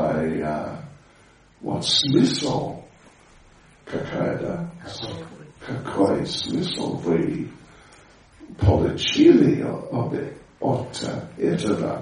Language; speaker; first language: Russian; non-native, learner; English